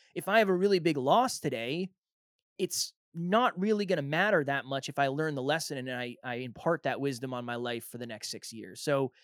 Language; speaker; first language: English; native; English